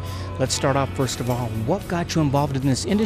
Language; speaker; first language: English; native; English